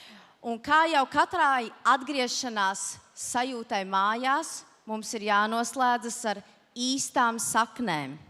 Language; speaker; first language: Latvian; native; Latvian